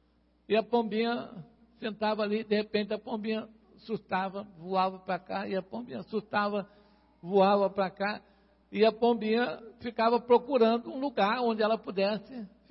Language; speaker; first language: Portuguese; native; Portuguese